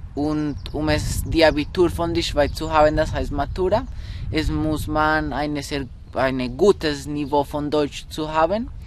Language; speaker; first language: German; non-native, learner; Spanish